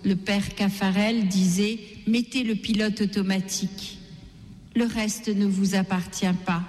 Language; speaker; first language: French; non-native, local second language; Gujarati